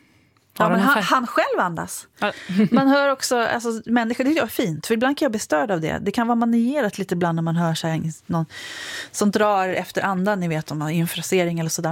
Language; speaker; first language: Swedish; native; Swedish